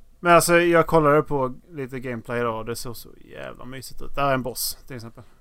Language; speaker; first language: Swedish; native; Swedish